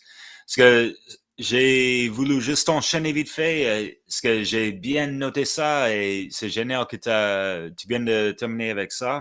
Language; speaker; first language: French; non-native, fluent; English